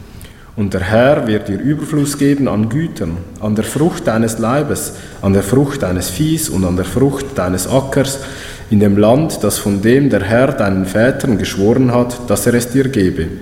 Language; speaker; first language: German; native; German